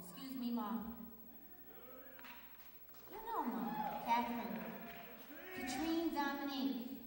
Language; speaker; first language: English; native; English